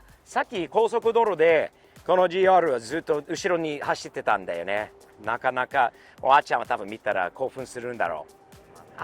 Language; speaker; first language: Japanese; non-native, fluent; English